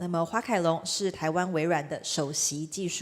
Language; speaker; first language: Chinese; native; Chinese